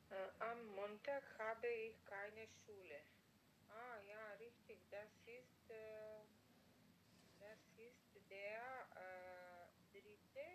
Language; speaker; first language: German; non-native, learner; Macedonian